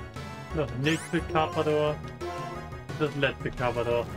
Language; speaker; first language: German; native; German